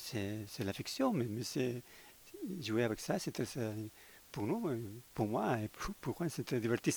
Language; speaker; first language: French; non-native, learner; Spanish